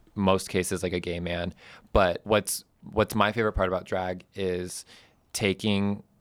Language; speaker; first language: English; native; English